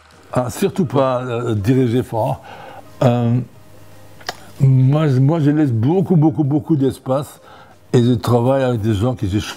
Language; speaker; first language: French; non-native, fluent; German